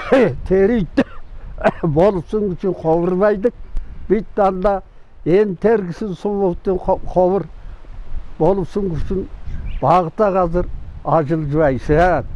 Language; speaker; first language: Mongolian; non-native, local second language; Kazakh